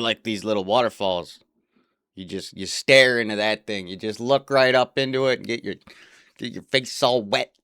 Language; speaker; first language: English; native; English